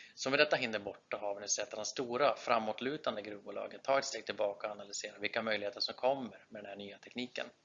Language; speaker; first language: Swedish; native; Swedish